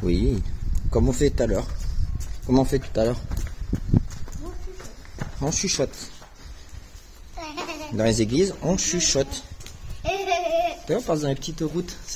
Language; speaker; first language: French; native; French